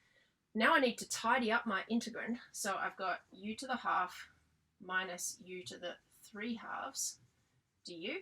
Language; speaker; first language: English; native; English